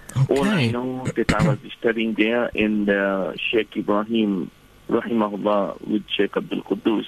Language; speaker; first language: English; non-native, fluent; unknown